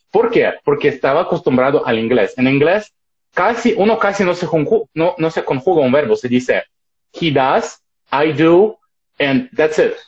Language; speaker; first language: Spanish; non-native, fluent; Russian